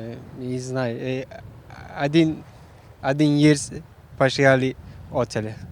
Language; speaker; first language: Russian; non-native, learner; Turkish